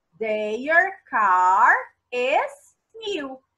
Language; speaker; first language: English; non-native, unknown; Portuguese